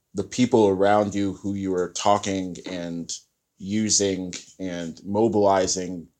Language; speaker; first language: English; early bilingual, other home language; Yoruba